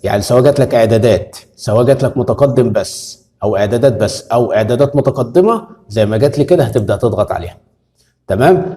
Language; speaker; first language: Arabic; native; Arabic